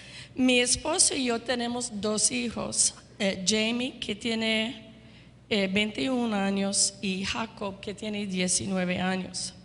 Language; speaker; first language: Spanish; non-native, fluent; English